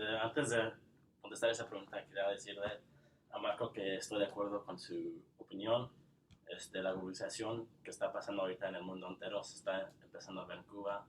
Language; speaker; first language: Spanish; early bilingual, heritage; English